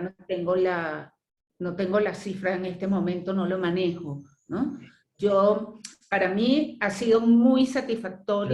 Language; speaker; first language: Spanish; native; Spanish